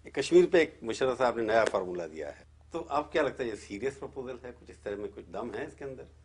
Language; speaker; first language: Hindi; native; Hindi